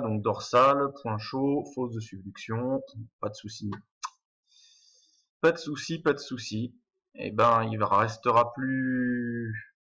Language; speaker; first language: French; native; French